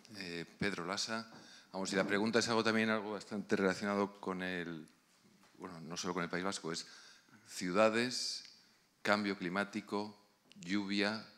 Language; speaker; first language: Spanish; native; Spanish